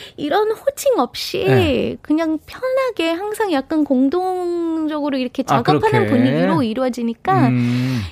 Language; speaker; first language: Korean; non-native, fluent; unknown